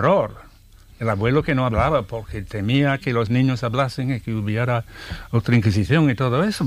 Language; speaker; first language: Spanish; non-native, fluent; English